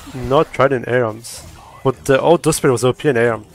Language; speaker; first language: English; native; English